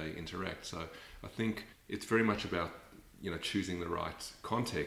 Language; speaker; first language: English; native; English